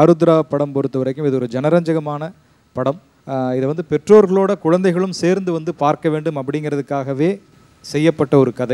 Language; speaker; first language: Tamil; native; Tamil